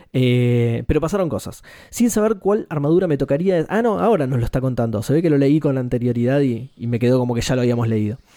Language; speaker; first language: Spanish; native; Spanish